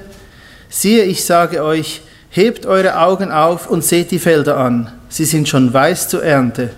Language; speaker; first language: German; native; German